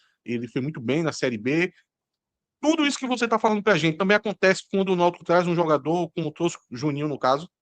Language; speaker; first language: Portuguese; native; Portuguese